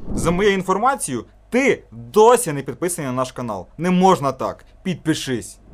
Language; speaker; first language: Ukrainian; native; Ukrainian